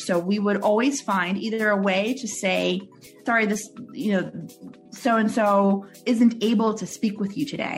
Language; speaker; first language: English; early bilingual, other home language; Russian